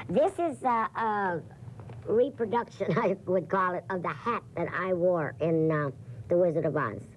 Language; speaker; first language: English; native; English